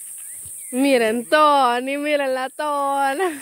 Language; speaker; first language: Spanish; native; Spanish